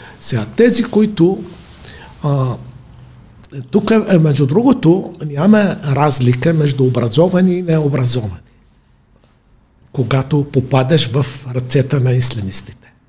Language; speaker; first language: Bulgarian; non-native, fluent; Arabic